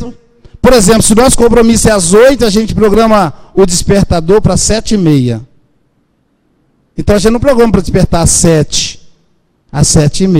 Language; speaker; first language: Portuguese; native; Portuguese